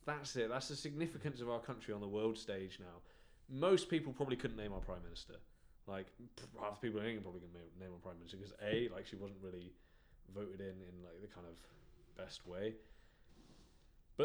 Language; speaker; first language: English; native; English